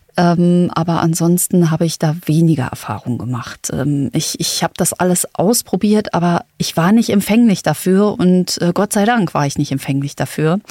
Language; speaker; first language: German; native; German